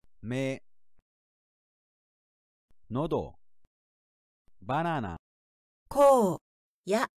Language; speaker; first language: Japanese; non-native, learner; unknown